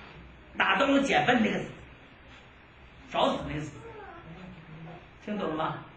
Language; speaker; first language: Chinese; native; Chinese